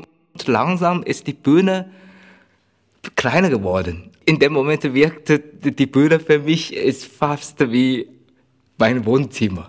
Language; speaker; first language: German; non-native, learner; Chinese